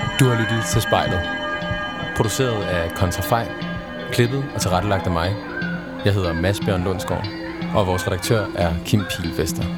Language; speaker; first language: Danish; native; Danish